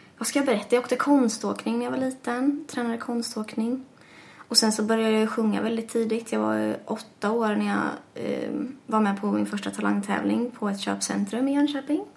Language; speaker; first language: Swedish; early bilingual, other home language; English